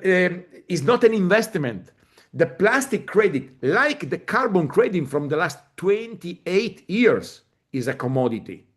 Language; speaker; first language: English; non-native, fluent; Italian